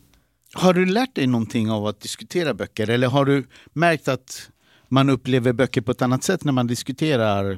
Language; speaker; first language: Swedish; native; Swedish